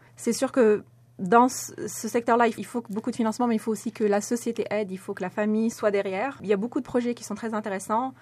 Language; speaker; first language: French; non-native, local second language; Arabic